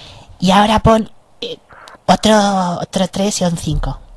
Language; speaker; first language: Spanish; native; Spanish